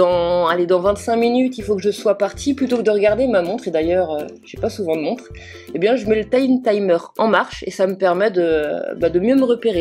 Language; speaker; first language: French; native; French